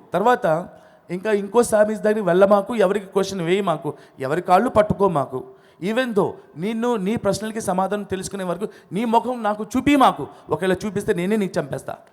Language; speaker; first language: Telugu; non-native, local second language; Odia